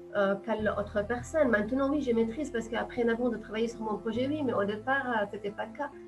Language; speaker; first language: French; non-native, local second language; Arabic